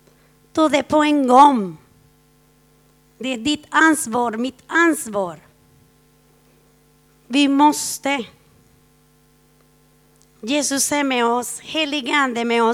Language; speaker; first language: Swedish; non-native, fluent; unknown